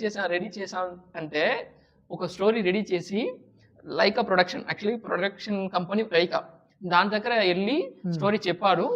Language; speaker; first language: Telugu; non-native, learner; Tamil